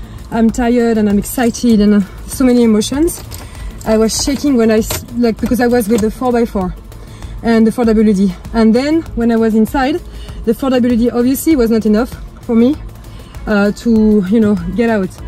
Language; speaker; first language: English; non-native, fluent; French